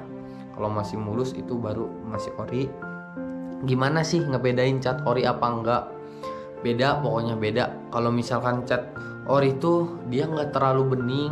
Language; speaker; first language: Indonesian; native; Indonesian